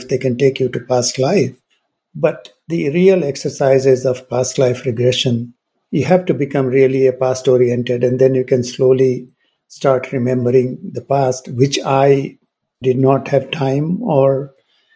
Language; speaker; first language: English; non-native, local second language; Hindi